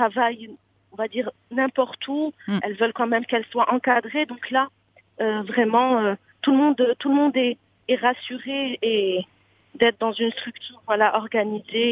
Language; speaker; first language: French; non-native, local second language; Arabic